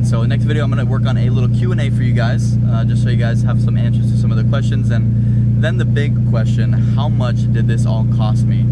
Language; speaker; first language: English; native; English